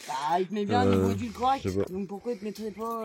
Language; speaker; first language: French; native; French